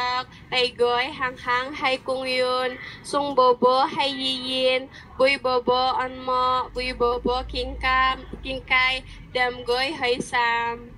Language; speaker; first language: Chinese; non-native, learner; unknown